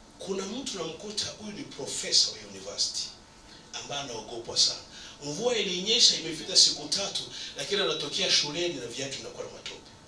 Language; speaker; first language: Swahili; non-native, local second language; Nande